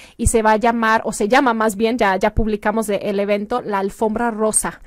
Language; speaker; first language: Spanish; non-native, fluent; English